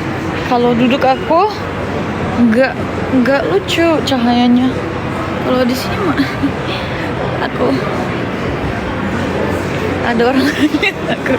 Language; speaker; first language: Indonesian; non-native, learner; Turkish